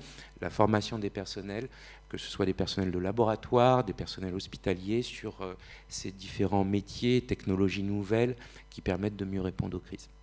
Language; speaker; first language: French; native; French